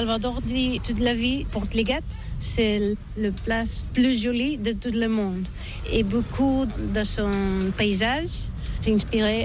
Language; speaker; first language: French; non-native, learner; Catalan